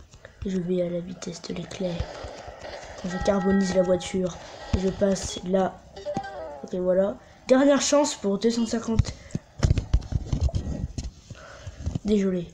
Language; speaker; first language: French; native; French